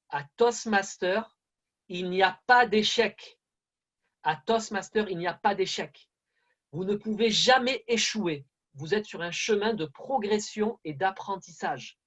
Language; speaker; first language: French; native; French